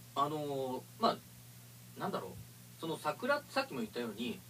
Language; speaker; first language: Japanese; native; Japanese